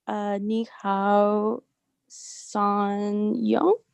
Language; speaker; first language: Chinese; non-native, learner; English